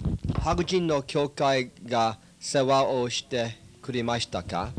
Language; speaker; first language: Japanese; early bilingual, heritage; English